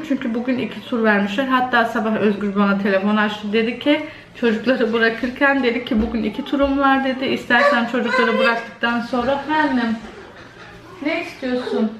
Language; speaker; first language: Turkish; early bilingual, other home language; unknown